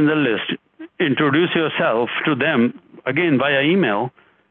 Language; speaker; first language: English; non-native, local second language; Hindi